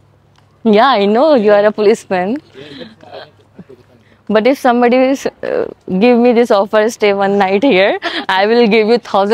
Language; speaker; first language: English; non-native, learner; Hindi